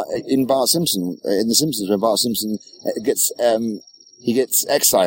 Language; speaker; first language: English; native; English